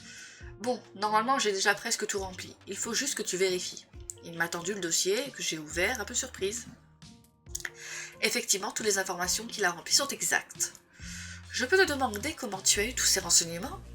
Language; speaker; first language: French; native; French